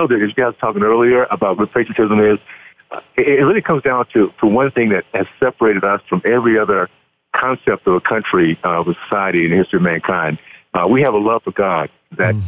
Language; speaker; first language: English; native; English